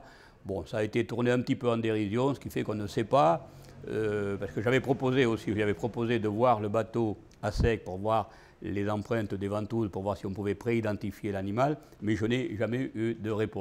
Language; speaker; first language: French; native; French